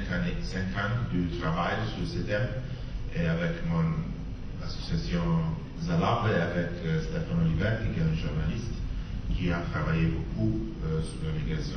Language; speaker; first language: French; non-native, fluent; Italian